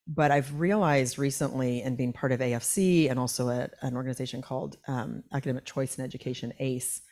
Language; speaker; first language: English; native; English